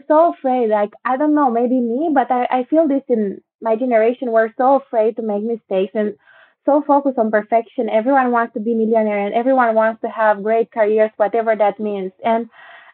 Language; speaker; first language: English; non-native, fluent; Romanian